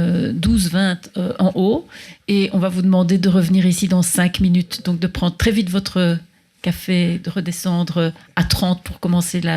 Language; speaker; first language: French; native; French